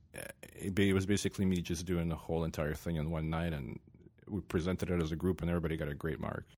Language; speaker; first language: English; non-native, fluent; Ukrainian